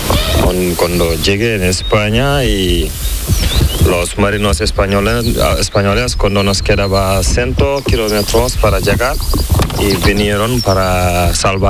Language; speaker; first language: Spanish; non-native, learner; Fula